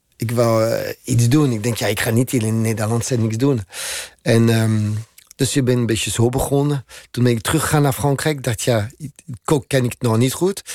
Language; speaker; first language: Dutch; non-native, learner; French